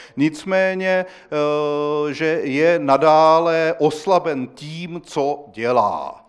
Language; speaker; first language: Czech; native; Czech